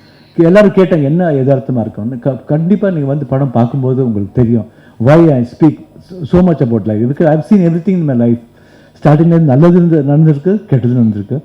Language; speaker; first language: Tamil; non-native, local second language; Kannada